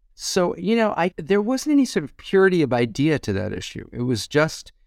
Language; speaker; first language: English; native; English